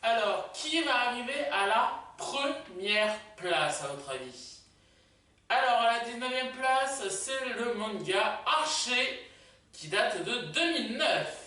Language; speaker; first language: French; native; French